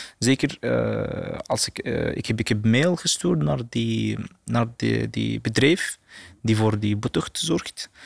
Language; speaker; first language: Dutch; non-native, learner; Arabic